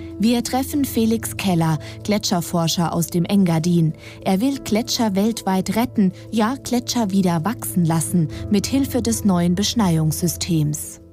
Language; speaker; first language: German; native; German